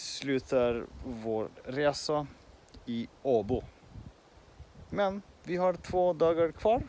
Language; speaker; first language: Swedish; non-native, learner; Finnish